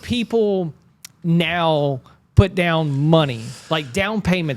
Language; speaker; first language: English; native; English